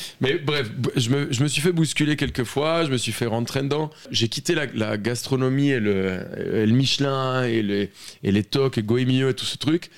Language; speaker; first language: French; non-native, fluent; Spanish